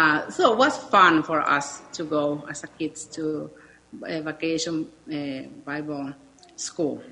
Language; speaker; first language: English; non-native, learner; Spanish